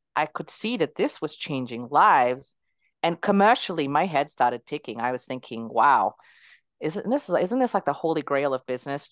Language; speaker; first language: English; early bilingual, other home language; Spanish